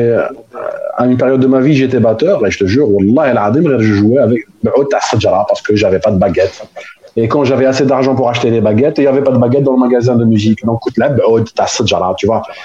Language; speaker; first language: French; non-native, local second language; Arabic